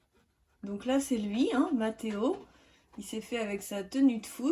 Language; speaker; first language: French; native; French